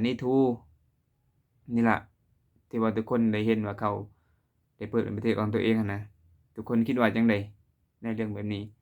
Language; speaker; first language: Thai; non-native, local second language; Lao